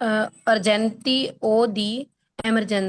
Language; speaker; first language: Italian; non-native, learner; Punjabi